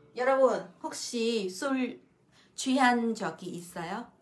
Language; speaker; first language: Korean; non-native, fluent; Vietnamese